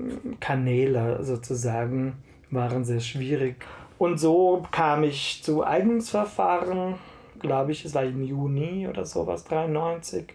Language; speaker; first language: German; non-native, fluent; Hungarian